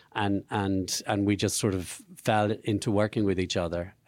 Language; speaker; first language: English; native; English